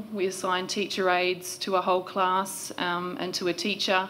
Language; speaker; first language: English; native; English